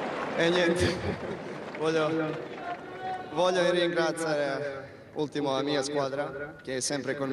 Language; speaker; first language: Italian; non-native, learner; Spanish